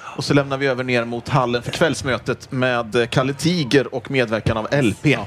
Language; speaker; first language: Swedish; native; Swedish